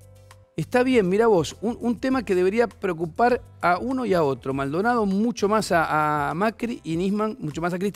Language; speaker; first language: Spanish; native; Spanish